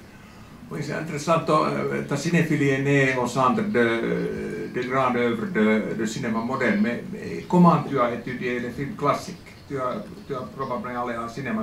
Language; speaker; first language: French; non-native, fluent; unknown